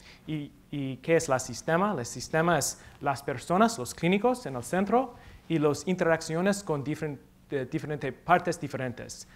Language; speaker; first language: Spanish; non-native, learner; English